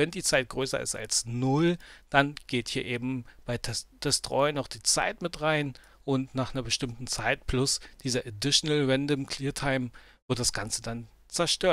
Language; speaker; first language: German; native; German